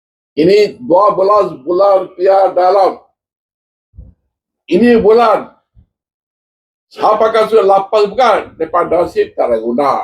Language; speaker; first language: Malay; non-native, learner; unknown